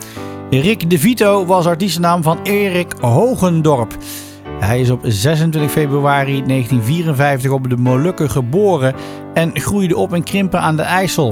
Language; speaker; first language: Dutch; native; Dutch